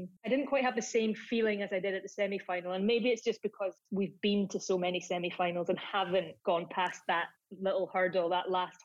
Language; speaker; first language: English; native; English